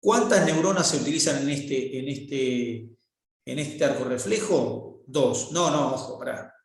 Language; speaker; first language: Spanish; native; Spanish